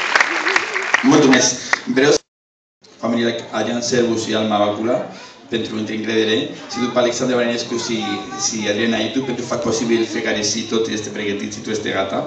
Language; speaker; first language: Romanian; non-native, learner; Spanish